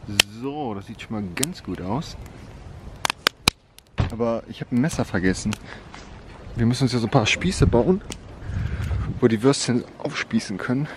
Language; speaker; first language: German; native; German